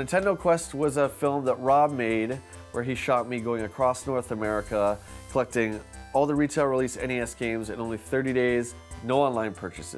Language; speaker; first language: English; native; English